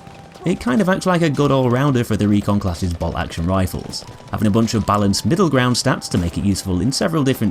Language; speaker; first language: English; native; English